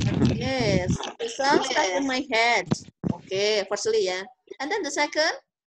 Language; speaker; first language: English; non-native, fluent; Indonesian